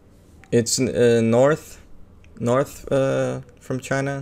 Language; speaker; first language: English; non-native, learner; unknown